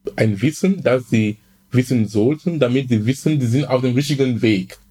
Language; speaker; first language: German; non-native, fluent; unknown